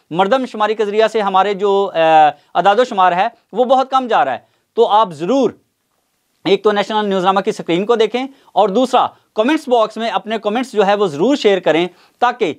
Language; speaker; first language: Urdu; non-native, local second language; Punjabi